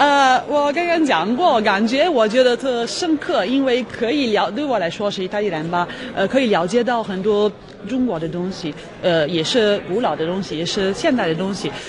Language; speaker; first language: Chinese; non-native, fluent; Italian